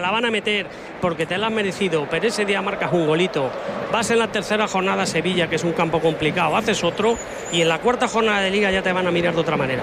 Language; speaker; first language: Spanish; native; Spanish